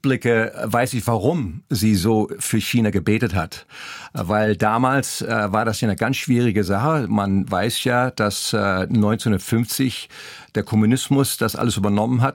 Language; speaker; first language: German; native; German